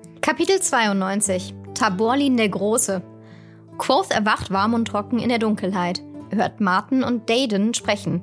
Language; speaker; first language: German; native; German